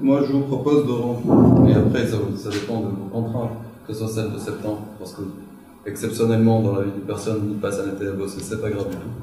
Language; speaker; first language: French; non-native, local second language; Arabic